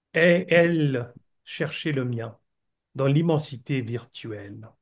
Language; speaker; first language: French; non-native, fluent; Bangla